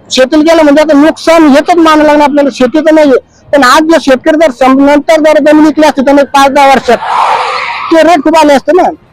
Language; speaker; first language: Marathi; native; Marathi